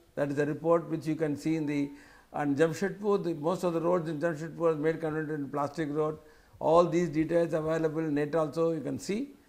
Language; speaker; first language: English; non-native, local second language; Tamil